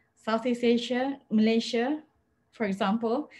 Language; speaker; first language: English; non-native, local second language; Malay